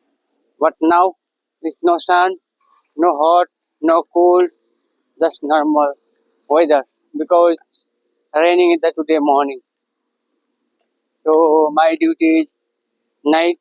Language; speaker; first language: English; non-native, learner; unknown